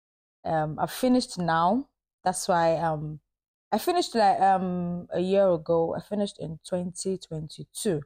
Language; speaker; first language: English; non-native, local second language; Yoruba